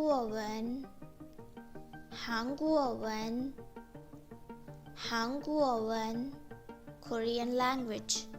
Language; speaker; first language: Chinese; non-native, fluent; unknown